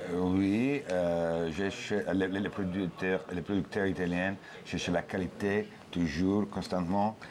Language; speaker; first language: French; non-native, learner; Italian